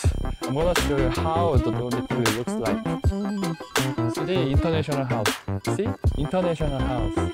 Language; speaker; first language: English; non-native, learner; Korean